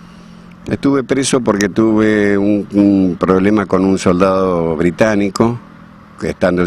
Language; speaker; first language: Spanish; native; Spanish